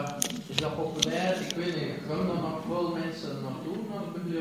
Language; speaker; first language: Russian; non-native, fluent; Dutch